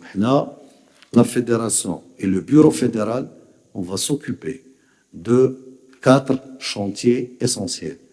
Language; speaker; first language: French; non-native, local second language; Arabic